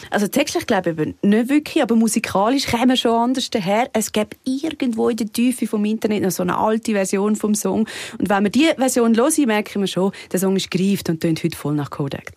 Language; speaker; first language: German; native; German